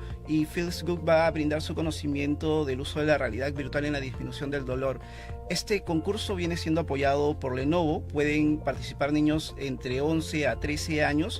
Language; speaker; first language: Spanish; native; Spanish